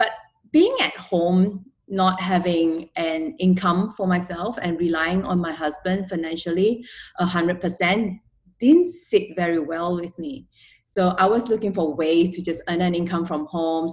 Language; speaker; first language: English; non-native, local second language; Chinese